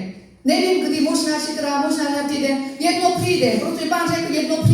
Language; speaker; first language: Czech; non-native, fluent; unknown